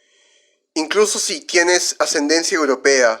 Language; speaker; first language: Spanish; native; Spanish